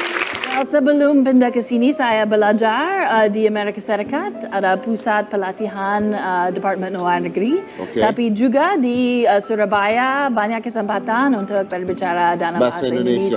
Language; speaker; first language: Indonesian; non-native, fluent; English